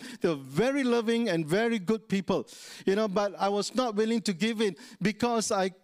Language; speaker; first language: English; non-native, local second language; Tamil